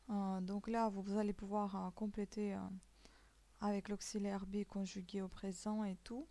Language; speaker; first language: French; native; French